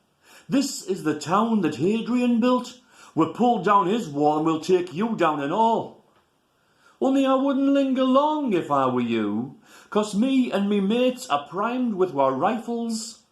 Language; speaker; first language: English; native; English